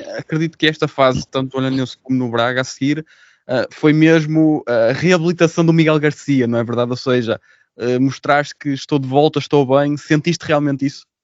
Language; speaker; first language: Portuguese; native; Portuguese